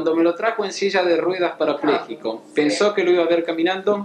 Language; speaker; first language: Spanish; native; Spanish